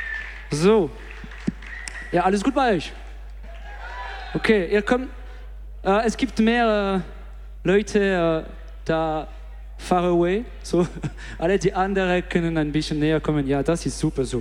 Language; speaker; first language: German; non-native, learner; English